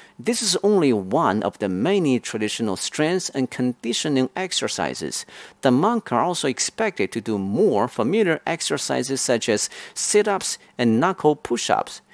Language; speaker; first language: English; non-native, fluent; Chinese